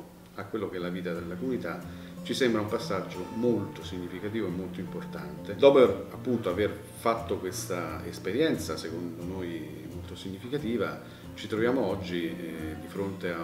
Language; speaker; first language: Italian; native; Italian